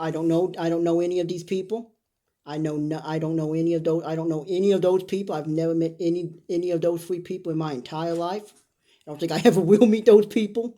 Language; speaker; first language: English; native; English